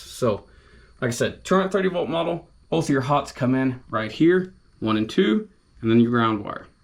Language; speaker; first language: English; native; English